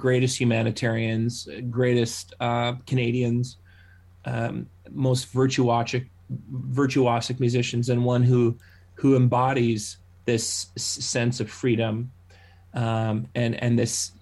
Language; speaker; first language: English; native; English